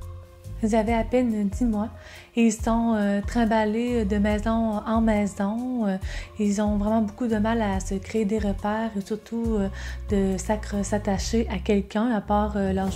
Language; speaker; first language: French; native; French